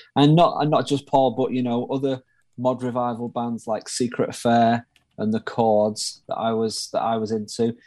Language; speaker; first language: English; native; English